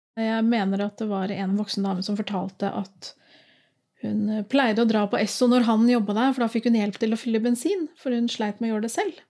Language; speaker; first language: Norwegian; native; Norwegian